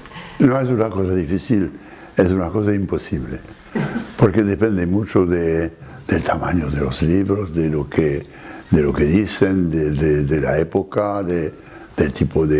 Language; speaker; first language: Spanish; non-native, fluent; French